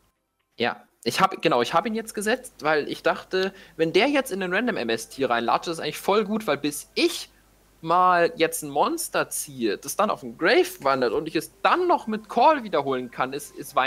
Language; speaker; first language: German; native; German